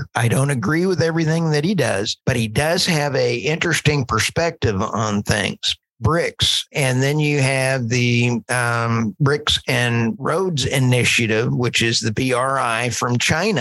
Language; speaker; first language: English; native; English